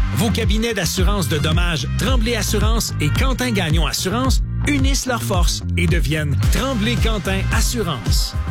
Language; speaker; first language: French; native; French